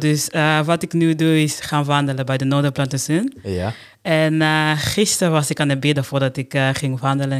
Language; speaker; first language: Dutch; non-native, fluent; Portuguese